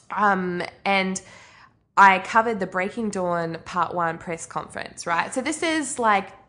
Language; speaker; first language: English; native; English